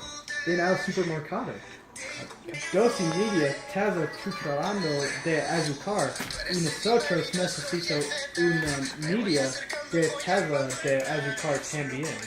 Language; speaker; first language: Spanish; non-native, learner; English